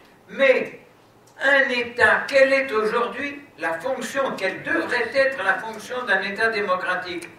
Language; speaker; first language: French; native; French